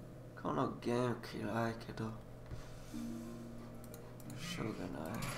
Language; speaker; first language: Japanese; non-native, learner; English